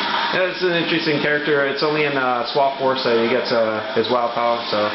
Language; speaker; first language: English; native; English